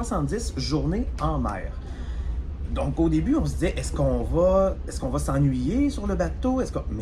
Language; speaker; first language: French; native; French